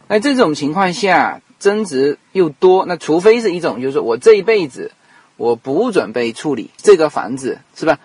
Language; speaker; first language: Chinese; native; Chinese